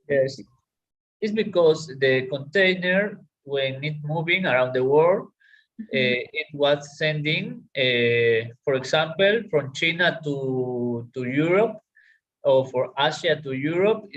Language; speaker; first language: English; non-native, learner; Spanish